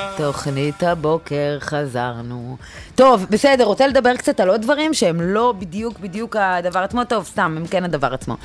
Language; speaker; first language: Hebrew; native; Hebrew